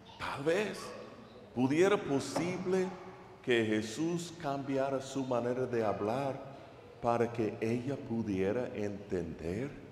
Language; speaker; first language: Spanish; non-native, fluent; English